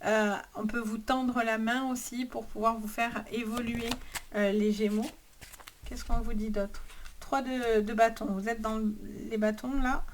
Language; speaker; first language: French; native; French